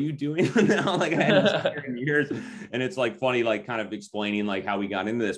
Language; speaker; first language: English; native; English